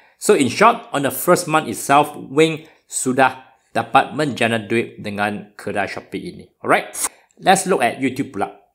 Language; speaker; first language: Malay; non-native, local second language; Chinese